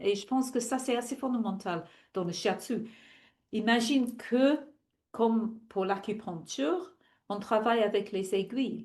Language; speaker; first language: French; non-native, fluent; English